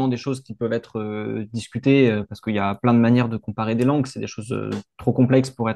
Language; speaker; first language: French; native; French